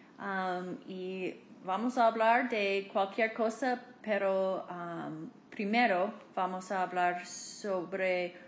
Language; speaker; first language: Spanish; non-native, fluent; English